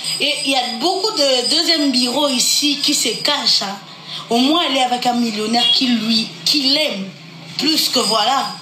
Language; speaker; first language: French; non-native, local second language; Lingala